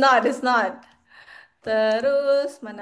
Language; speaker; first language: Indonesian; non-native, fluent; English